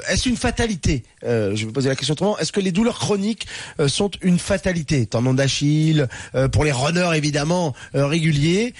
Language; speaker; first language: French; native; French